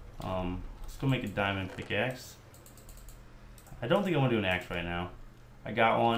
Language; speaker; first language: English; native; English